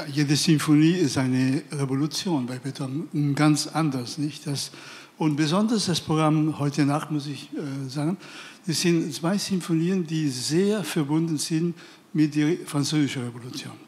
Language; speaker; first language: German; non-native, fluent; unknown